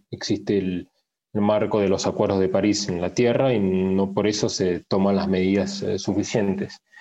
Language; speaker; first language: Spanish; early bilingual, heritage; Spanish